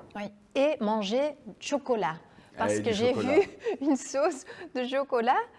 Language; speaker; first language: French; non-native, local second language; Dutch